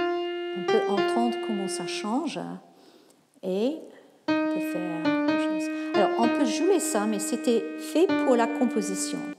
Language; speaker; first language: French; non-native, fluent; English